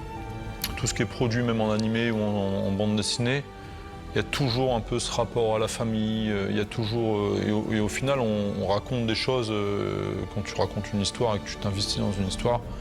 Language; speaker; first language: French; native; French